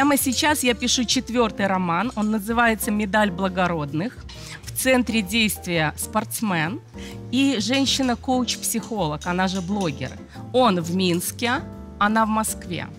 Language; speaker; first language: Russian; native; Russian